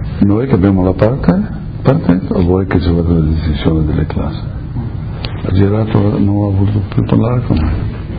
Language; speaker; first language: Italian; early bilingual, heritage; Italian